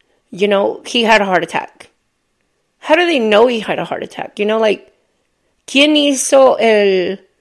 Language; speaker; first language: English; early bilingual, other home language; Spanish